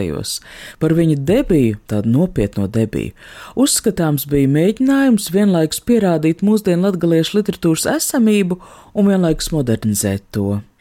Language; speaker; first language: Latvian; native; Latvian